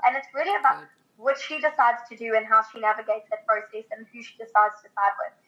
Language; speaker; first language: English; native; English